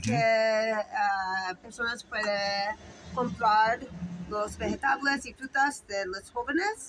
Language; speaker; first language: Spanish; non-native, learner; English